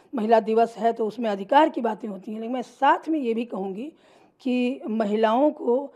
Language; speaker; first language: Hindi; native; Hindi